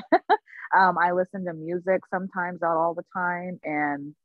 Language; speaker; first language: English; native; English